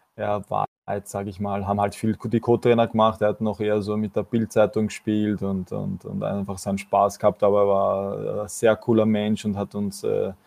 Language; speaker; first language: German; native; German